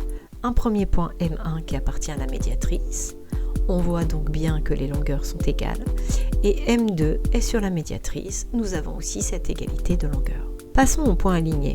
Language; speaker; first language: French; native; French